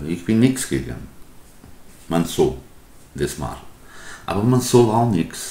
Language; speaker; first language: German; non-native, learner; Portuguese